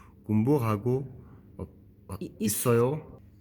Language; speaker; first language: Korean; non-native, fluent; Mongolian